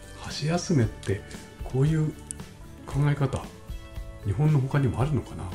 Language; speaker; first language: Japanese; native; Japanese